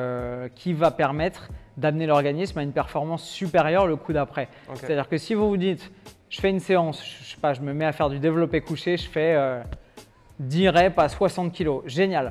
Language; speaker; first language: French; native; French